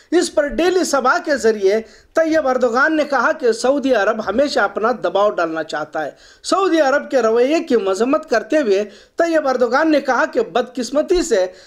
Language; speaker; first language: Urdu; native; Urdu